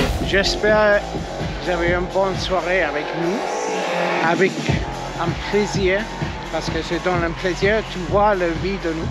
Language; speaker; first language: French; non-native, learner; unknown